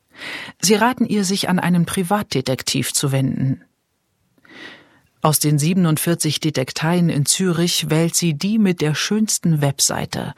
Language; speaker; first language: German; native; German